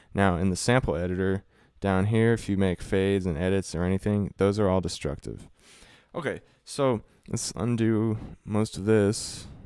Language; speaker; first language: English; native; English